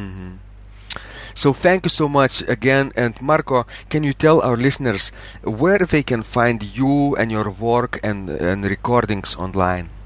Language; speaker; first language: English; non-native, fluent; Lithuanian